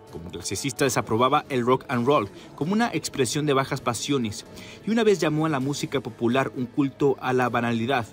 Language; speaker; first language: Spanish; native; Spanish